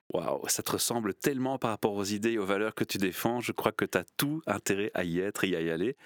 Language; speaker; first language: French; native; French